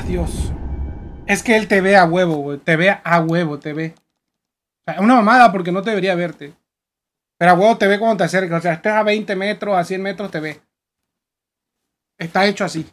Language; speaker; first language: Spanish; native; Spanish